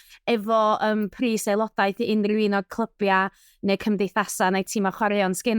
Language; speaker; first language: Welsh; native; Welsh